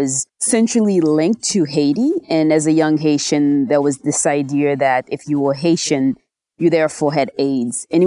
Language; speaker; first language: English; native; English